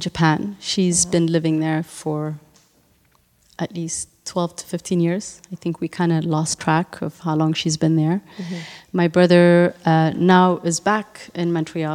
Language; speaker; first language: English; non-native, fluent; Tigrinya